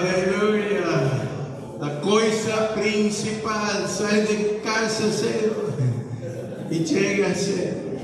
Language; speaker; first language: Portuguese; non-native, learner; English